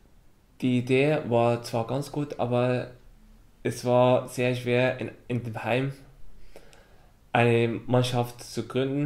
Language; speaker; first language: German; non-native, fluent; Arabic